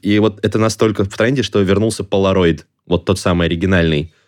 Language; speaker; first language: Russian; native; Russian